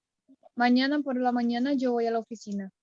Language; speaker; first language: Spanish; non-native, learner; Portuguese